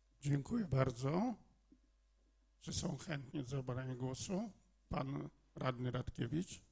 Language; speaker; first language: Polish; native; Polish